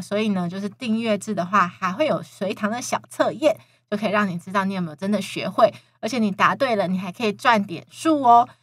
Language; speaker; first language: Chinese; native; Chinese